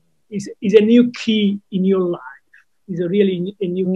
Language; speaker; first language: English; non-native, fluent; Italian